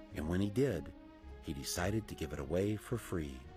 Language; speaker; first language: English; native; English